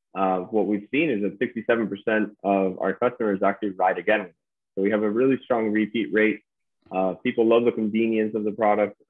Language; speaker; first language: English; native; English